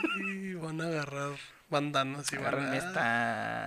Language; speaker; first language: Spanish; native; Spanish